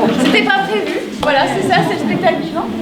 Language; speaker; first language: French; native; French